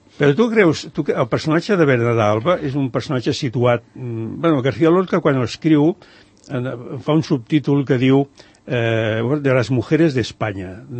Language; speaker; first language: Catalan; native; Catalan